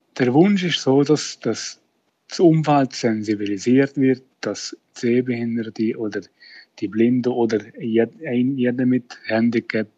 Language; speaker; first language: German; native; German